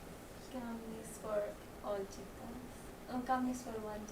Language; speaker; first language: English; non-native, learner; Nepali